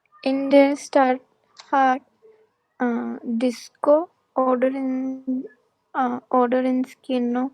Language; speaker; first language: German; non-native, learner; Hindi